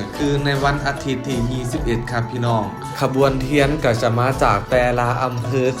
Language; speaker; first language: Thai; non-native, local second language; Lao